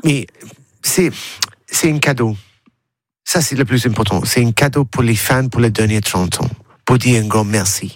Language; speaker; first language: French; non-native, learner; English